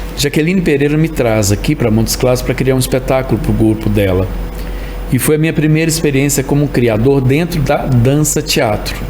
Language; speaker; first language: Portuguese; native; Portuguese